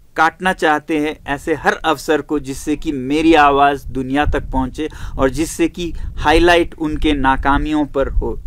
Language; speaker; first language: Hindi; non-native, local second language; Ladakhi